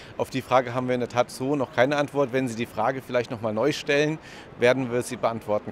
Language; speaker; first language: German; native; German